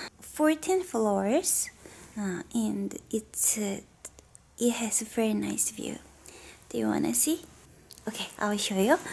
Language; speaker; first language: English; non-native, learner; Korean